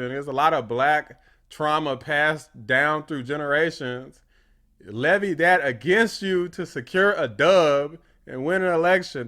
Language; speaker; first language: English; native; English